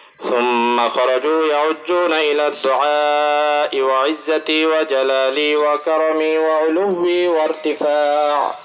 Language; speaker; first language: Arabic; non-native, fluent; Bangla